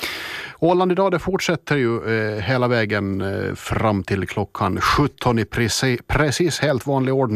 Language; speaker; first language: Swedish; native; Swedish